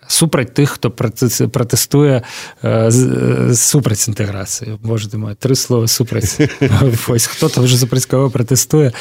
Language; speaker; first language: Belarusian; native; Belarusian